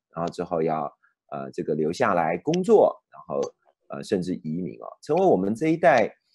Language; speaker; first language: Chinese; native; Chinese